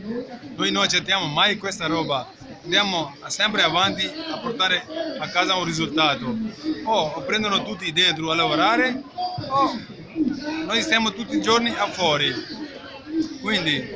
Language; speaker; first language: Italian; non-native, learner; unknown